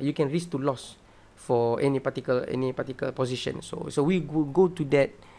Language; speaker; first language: English; non-native, local second language; Malay